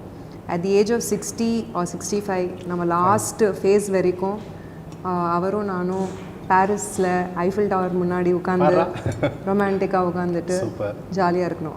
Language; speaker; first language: Tamil; non-native, local second language; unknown